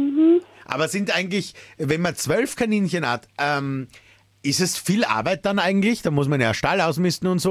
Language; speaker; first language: German; native; German